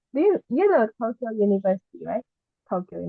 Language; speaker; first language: English; non-native, learner; Japanese